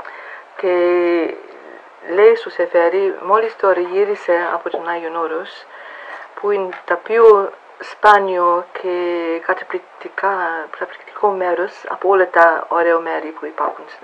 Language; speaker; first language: Greek; non-native, fluent; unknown